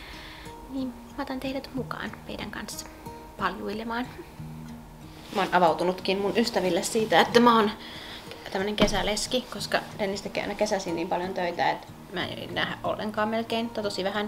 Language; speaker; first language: Finnish; native; Finnish